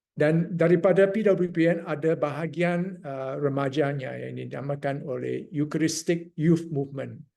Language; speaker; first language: Malay; non-native, local second language; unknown